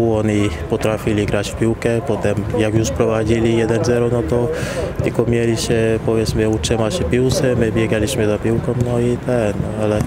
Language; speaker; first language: Polish; non-native, fluent; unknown